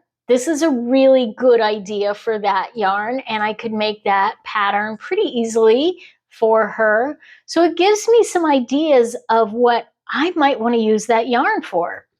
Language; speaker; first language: English; native; English